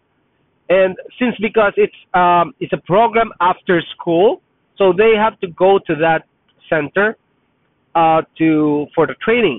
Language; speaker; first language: English; non-native, local second language; Filipino